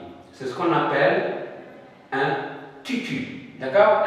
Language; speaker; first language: French; non-native, local second language; Arabic